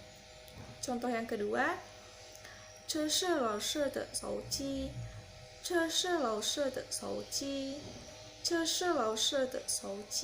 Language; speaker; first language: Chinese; non-native, learner; Indonesian